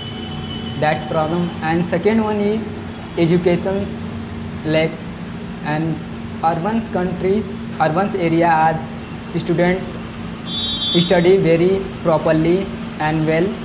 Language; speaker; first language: English; non-native, learner; Hindi